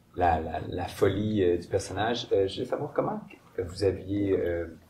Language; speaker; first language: French; native; French